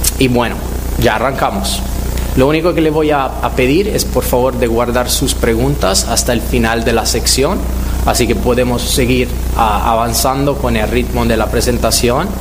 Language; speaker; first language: Spanish; non-native, fluent; Italian